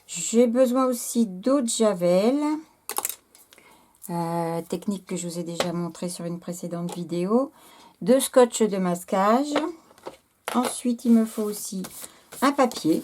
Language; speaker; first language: French; native; French